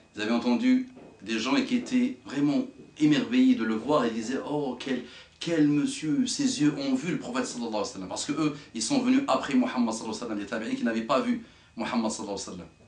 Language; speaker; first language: French; non-native, local second language; Arabic